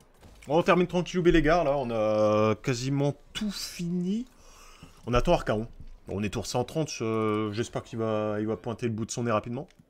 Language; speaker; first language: French; native; French